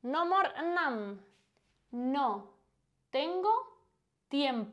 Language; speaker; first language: Spanish; non-native, fluent; Indonesian